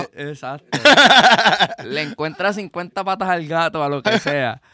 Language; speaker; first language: Spanish; native; Spanish